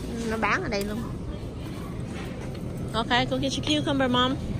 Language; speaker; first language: Vietnamese; early bilingual, heritage; Vietnamese